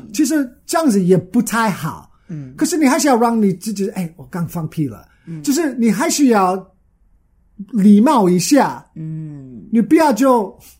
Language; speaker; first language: Chinese; non-native, fluent; English